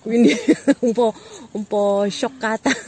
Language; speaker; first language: Italian; non-native, learner; Indonesian